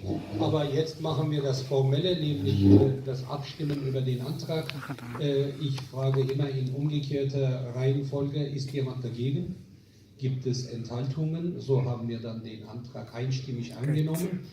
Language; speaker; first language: German; native; German